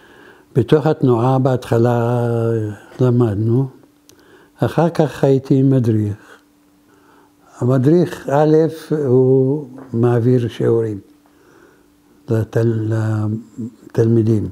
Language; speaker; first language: Hebrew; non-native, fluent; Arabic